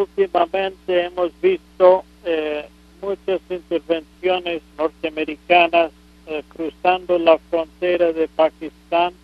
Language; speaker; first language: Spanish; non-native, fluent; English